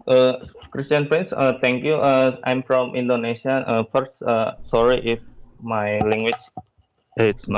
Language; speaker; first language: English; non-native, learner; Indonesian